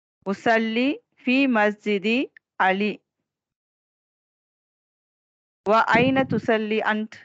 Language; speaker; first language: Arabic; non-native, learner; Tamil